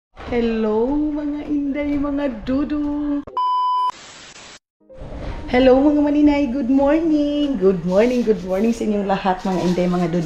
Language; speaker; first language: Filipino; non-native, local second language; Cebuano